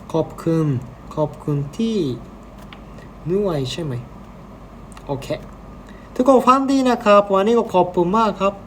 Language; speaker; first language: Thai; non-native, learner; Japanese